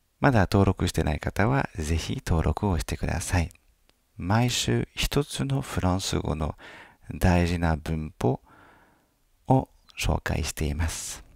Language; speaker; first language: Japanese; non-native, fluent; French